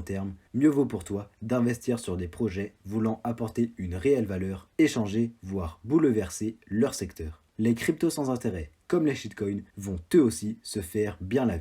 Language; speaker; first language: French; native; French